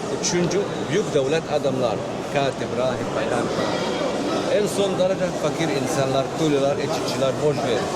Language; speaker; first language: Turkish; non-native, learner; Arabic